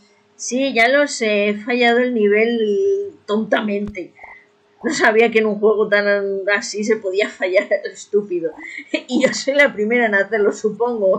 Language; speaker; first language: Spanish; native; Spanish